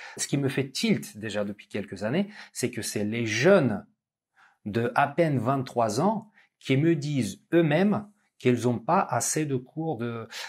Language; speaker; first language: French; non-native, fluent; Russian